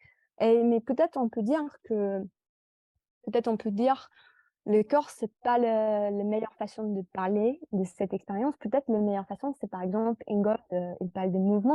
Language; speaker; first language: French; non-native, fluent; English